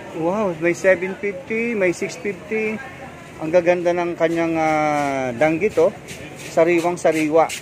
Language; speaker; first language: Filipino; native; Filipino